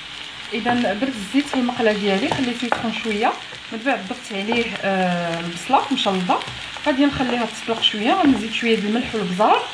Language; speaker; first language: Arabic; native; Arabic